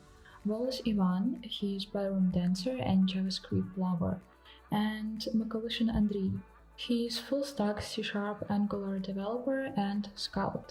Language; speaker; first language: English; non-native, fluent; Ukrainian